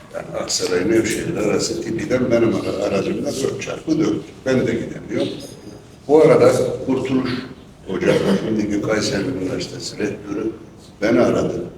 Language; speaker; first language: Turkish; native; Turkish